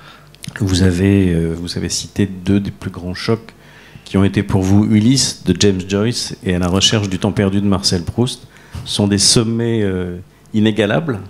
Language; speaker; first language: French; native; French